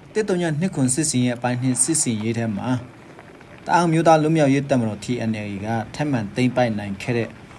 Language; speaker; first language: Burmese; native; Burmese